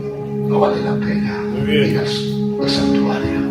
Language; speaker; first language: Spanish; native; Spanish